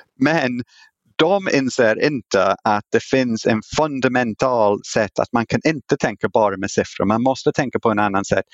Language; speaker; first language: Swedish; non-native, fluent; English